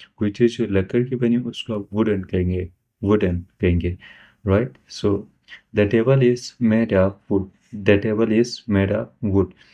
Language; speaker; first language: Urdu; native; Urdu